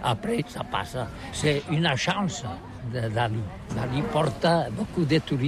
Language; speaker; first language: French; non-native, learner; Catalan